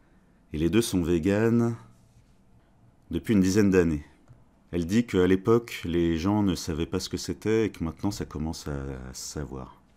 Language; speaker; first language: French; native; French